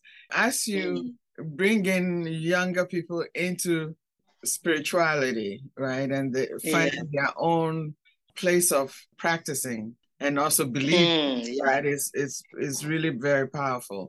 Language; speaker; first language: English; non-native, local second language; Akan